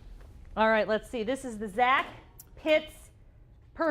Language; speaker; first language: English; native; English